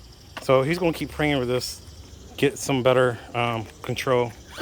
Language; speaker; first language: English; native; English